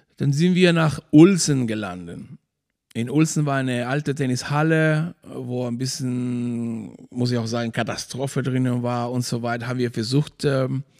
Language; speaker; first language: German; non-native, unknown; Spanish